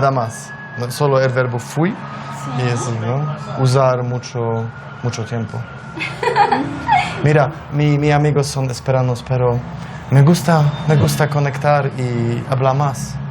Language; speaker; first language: Spanish; non-native, learner; Polish